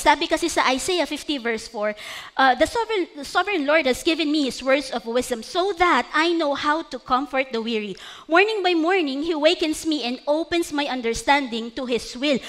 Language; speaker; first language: English; non-native, local second language; Filipino